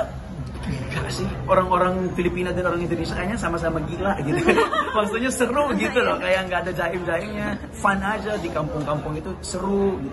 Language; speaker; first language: Indonesian; non-native, fluent; Filipino